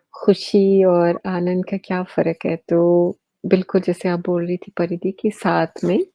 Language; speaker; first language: Hindi; early bilingual, heritage; English